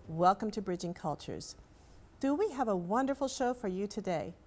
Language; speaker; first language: English; native; English